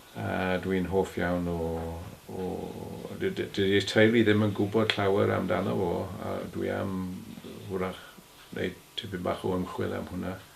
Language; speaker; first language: Welsh; early bilingual, heritage; English